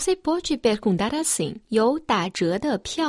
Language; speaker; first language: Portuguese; non-native, fluent; Chinese